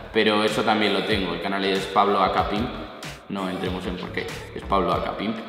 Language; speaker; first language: Spanish; native; Spanish